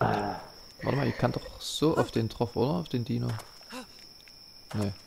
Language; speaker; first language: German; native; German